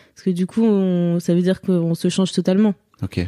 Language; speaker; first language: French; native; French